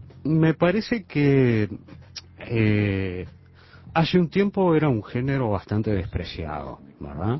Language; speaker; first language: Spanish; native; Spanish